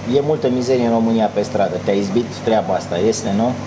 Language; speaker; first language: Romanian; native; Romanian